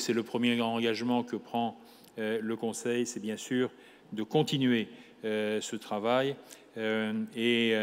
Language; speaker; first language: French; native; French